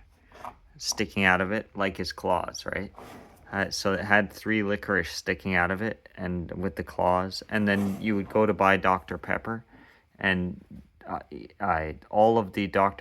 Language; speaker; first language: English; native; English